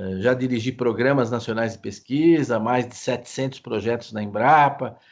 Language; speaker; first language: Portuguese; native; Portuguese